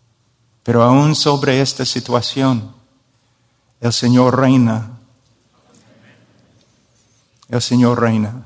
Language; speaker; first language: Spanish; non-native, fluent; English